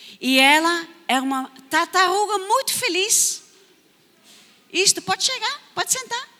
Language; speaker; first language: Portuguese; non-native, fluent; Dutch